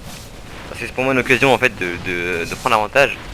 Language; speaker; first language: French; native; French